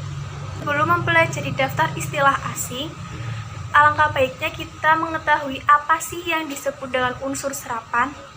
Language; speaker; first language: Indonesian; native; Indonesian